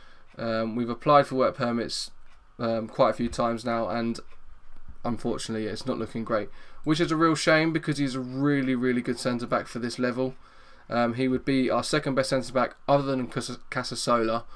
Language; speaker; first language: English; native; English